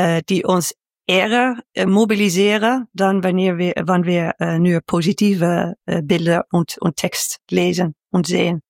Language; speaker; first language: German; non-native, learner; Dutch